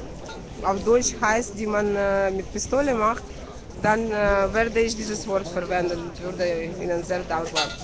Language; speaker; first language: German; non-native, fluent; Russian